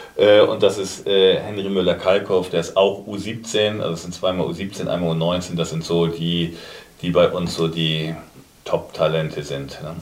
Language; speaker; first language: German; native; German